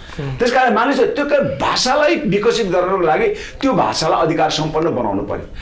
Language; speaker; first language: Nepali; non-native, local second language; Sherpa